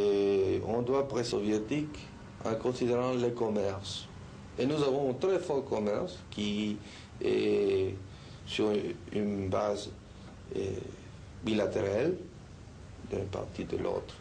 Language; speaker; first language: French; non-native, learner; Spanish